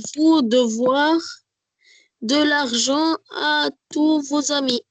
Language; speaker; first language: French; non-native, learner; Arabic